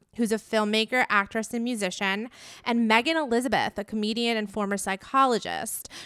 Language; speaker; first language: English; native; English